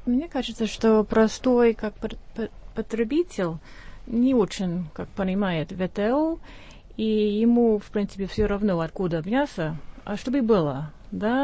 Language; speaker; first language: Russian; non-native, fluent; English